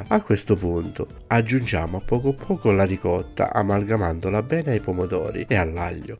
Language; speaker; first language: Italian; native; Italian